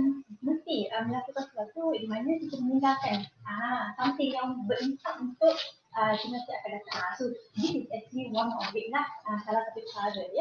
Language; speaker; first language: Malay; native; Malay